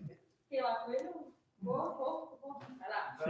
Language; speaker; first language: Portuguese; native; Portuguese